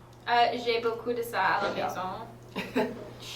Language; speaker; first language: French; non-native, fluent; English